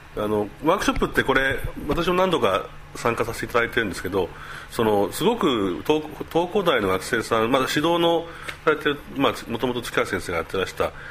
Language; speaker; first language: Japanese; native; Japanese